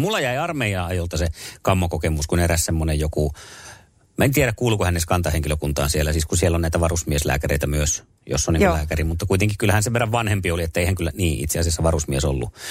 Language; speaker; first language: Finnish; native; Finnish